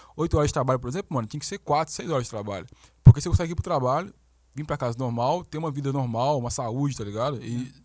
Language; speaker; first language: Portuguese; native; Portuguese